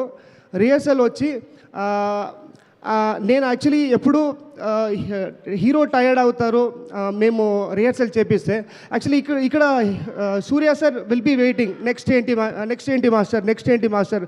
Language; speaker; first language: Telugu; non-native, learner; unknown